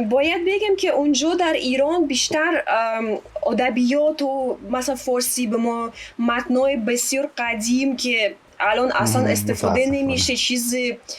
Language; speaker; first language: Persian; non-native, fluent; Russian